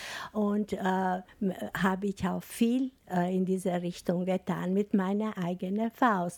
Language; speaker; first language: German; non-native, learner; Albanian